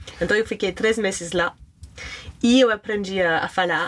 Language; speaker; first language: Portuguese; non-native, learner; French